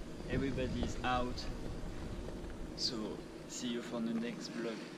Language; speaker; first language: English; non-native, fluent; French